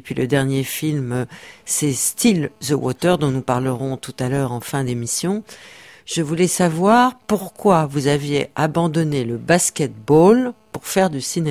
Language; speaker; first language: French; native; French